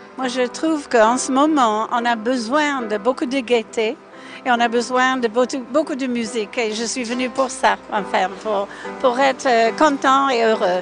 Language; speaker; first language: French; non-native, fluent; English